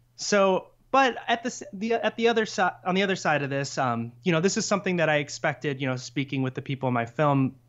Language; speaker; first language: English; native; English